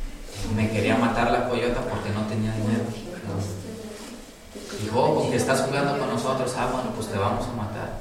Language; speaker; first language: Spanish; native; Spanish